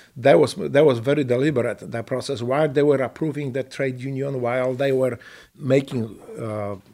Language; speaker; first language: English; non-native, fluent; Polish